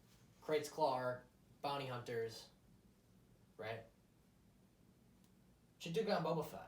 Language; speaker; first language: English; native; English